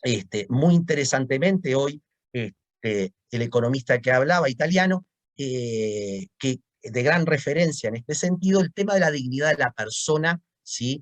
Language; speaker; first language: Spanish; native; Spanish